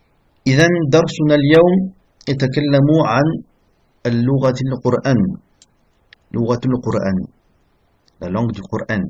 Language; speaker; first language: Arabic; non-native, fluent; French